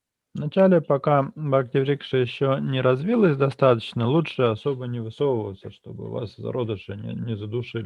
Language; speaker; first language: Russian; native; Russian